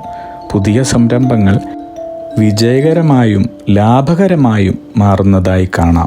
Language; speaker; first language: Malayalam; native; Malayalam